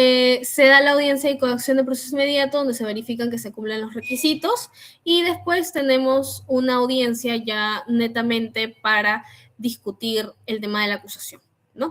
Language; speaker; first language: Spanish; native; Spanish